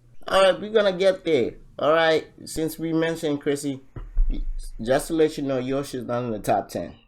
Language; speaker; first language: English; native; English